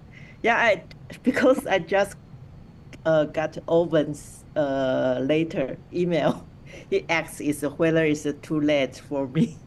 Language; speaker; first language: English; non-native, local second language; Chinese